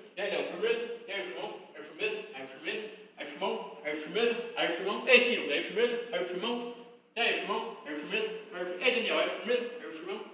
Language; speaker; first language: Portuguese; native; Portuguese